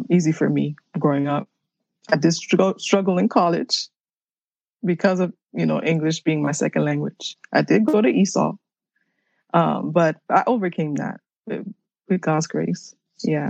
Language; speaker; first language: English; early bilingual, other home language; Haitian Creole